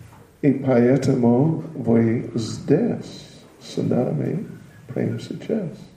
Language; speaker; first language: Russian; non-native, learner; English